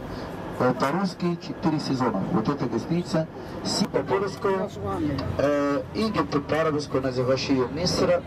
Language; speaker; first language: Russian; non-native, learner; Arabic